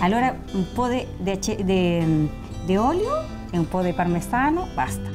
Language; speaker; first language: Italian; early bilingual, heritage; Spanish